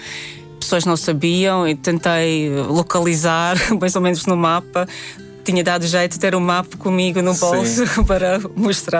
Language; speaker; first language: Portuguese; non-native, fluent; Latvian